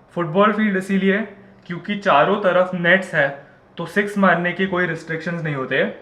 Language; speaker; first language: Hindi; non-native, local second language; Marathi